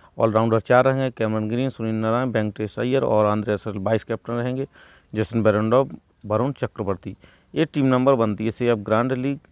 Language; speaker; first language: Hindi; native; Hindi